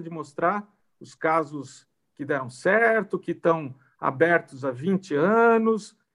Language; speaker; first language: Portuguese; native; Portuguese